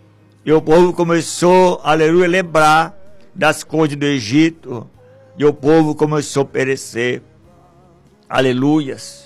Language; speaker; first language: Portuguese; native; Portuguese